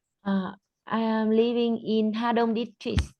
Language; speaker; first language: English; non-native, learner; Vietnamese